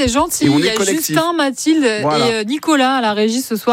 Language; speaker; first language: French; native; French